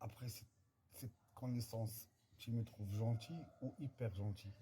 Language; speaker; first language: French; non-native, learner; Arabic